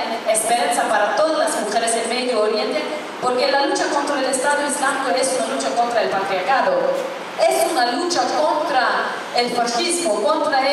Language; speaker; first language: Spanish; non-native, fluent; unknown